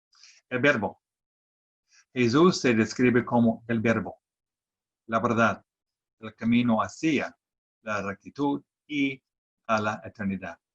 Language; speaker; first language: Spanish; non-native, fluent; English